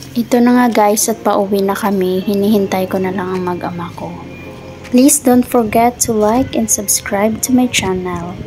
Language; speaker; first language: Filipino; non-native, local second language; Hiligaynon